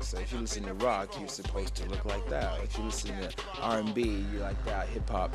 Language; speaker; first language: English; native; English